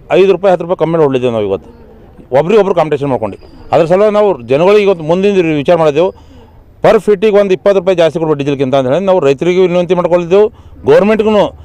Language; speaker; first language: Kannada; native; Kannada